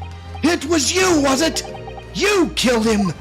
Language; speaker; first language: English; native; English